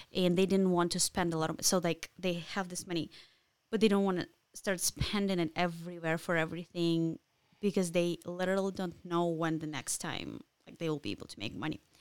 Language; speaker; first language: English; non-native, fluent; Ukrainian